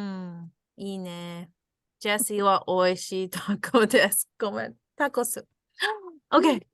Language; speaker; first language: Japanese; non-native, fluent; English